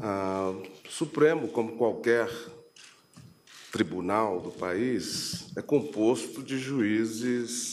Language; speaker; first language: Portuguese; native; Portuguese